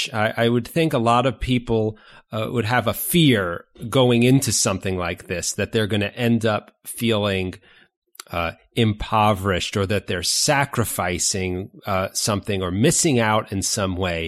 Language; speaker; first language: English; native; English